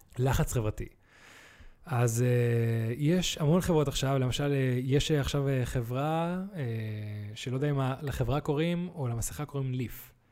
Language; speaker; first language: Hebrew; native; Hebrew